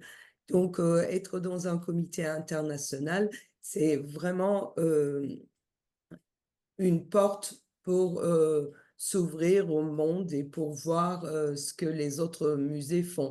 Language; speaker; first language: French; non-native, fluent; Turkish